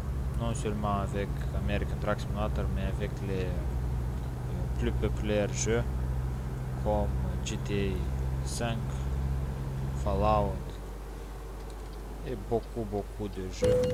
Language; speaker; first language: French; non-native, learner; Romanian